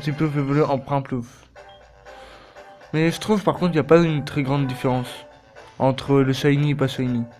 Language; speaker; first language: French; native; French